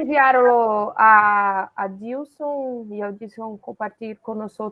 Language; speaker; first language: Spanish; non-native, learner; Portuguese